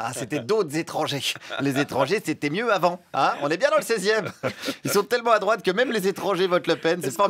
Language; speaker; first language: French; native; French